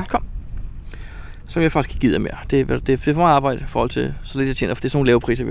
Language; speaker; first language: Danish; native; Danish